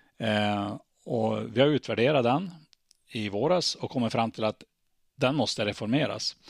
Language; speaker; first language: Swedish; native; Swedish